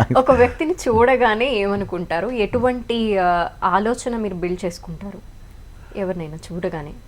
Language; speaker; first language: Telugu; native; Telugu